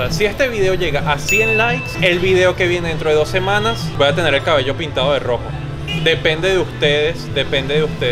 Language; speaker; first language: Spanish; native; Spanish